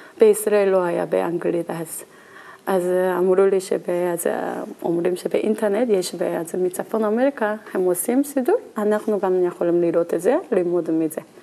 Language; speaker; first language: Hebrew; non-native, learner; Korean